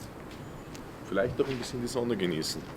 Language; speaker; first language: German; native; German